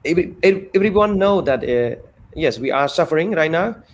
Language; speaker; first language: English; non-native, fluent; Khmer